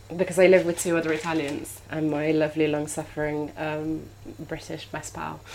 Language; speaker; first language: English; non-native, fluent; Italian